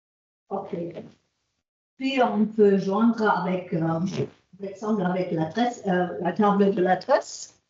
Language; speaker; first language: French; non-native, fluent; German